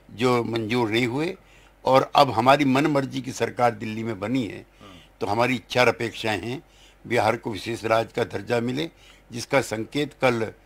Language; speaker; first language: Hindi; native; Hindi